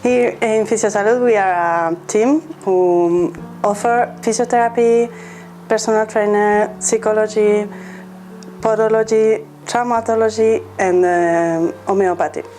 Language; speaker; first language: English; non-native, fluent; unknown